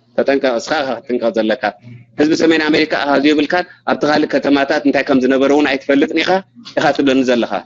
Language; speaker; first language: Tigrinya; native; Tigrinya